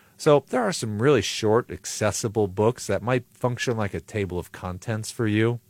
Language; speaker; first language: English; native; English